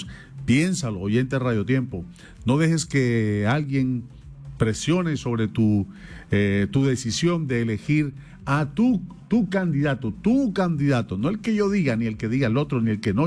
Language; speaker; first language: Spanish; native; Spanish